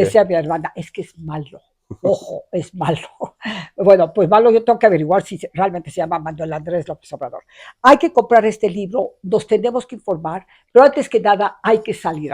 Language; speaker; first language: Spanish; native; Spanish